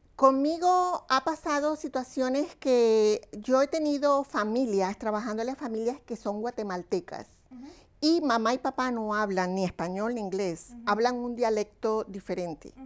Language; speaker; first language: Spanish; native; Spanish